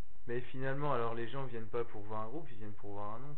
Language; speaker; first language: French; native; French